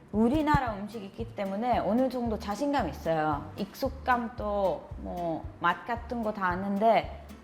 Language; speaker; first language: Korean; non-native, fluent; Italian